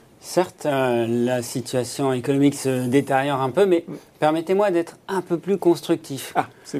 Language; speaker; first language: French; native; French